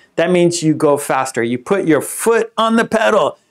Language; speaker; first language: English; native; English